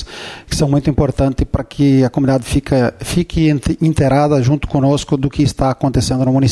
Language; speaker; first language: Portuguese; native; Portuguese